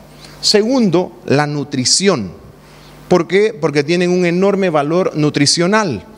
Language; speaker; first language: Spanish; native; Spanish